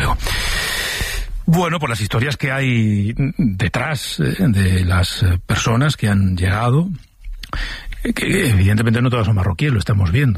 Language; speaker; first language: Spanish; native; Spanish